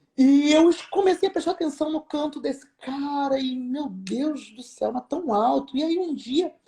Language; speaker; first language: Portuguese; native; Portuguese